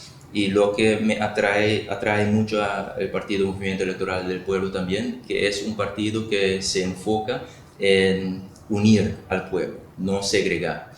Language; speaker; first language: Spanish; non-native, local second language; Papiamento